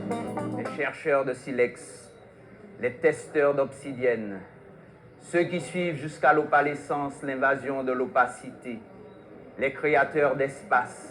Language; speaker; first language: French; native; French